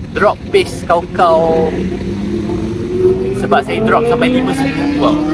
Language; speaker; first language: Malay; native; Malay